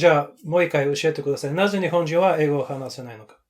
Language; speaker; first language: Japanese; non-native, learner; English